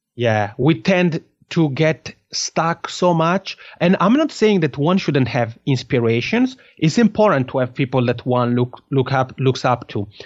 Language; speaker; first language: English; non-native, fluent; French